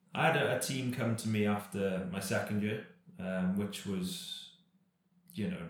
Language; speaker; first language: English; native; English